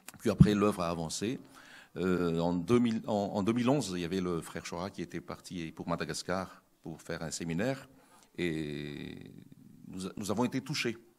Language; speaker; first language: French; non-native, local second language; Malagasy